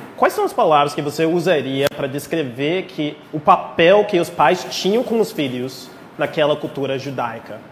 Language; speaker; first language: Portuguese; non-native, fluent; English